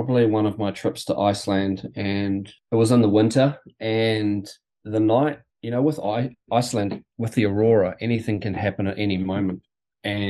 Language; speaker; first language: English; native; English